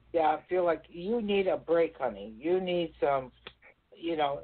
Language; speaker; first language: English; native; English